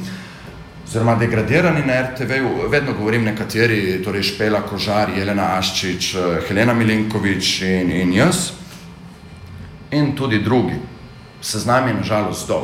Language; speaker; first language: Slovenian; native; Slovenian